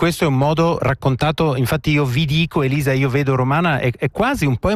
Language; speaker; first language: Italian; native; Italian